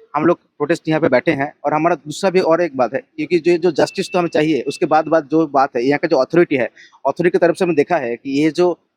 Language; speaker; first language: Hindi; non-native, local second language; Bangla